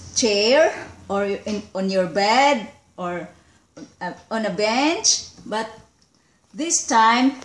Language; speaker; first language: English; non-native, local second language; Cebuano